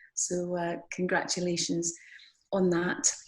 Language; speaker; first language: English; native; English